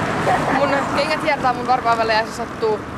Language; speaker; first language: Finnish; native; Finnish